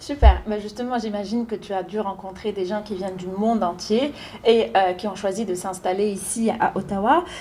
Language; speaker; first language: French; native; French